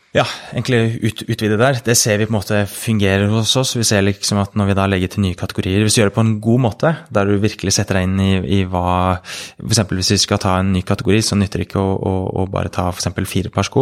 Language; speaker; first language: Norwegian; native; Norwegian